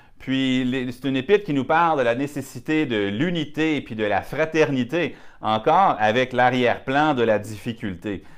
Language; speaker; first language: French; native; French